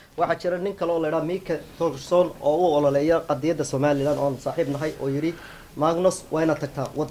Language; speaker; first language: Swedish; non-native, fluent; Somali